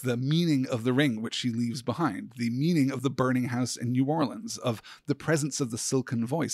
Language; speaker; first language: English; native; English